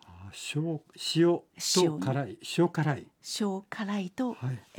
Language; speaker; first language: Japanese; native; Japanese